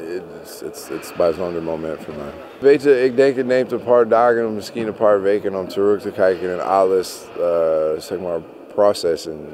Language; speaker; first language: Dutch; non-native, fluent; English